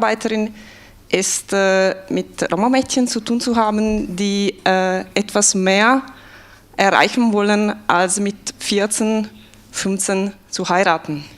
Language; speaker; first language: German; non-native, fluent; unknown